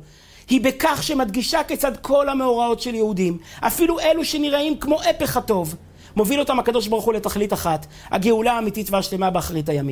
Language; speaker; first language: Hebrew; native; Hebrew